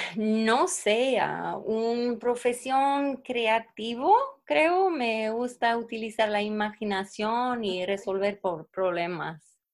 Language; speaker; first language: Spanish; non-native, fluent; Swedish